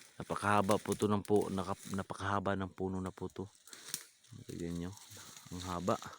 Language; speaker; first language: Filipino; non-native, local second language; Cebuano